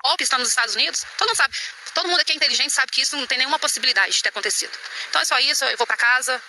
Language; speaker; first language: Portuguese; native; Portuguese